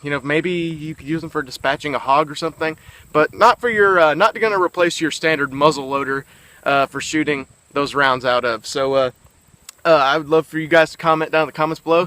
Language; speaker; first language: English; native; English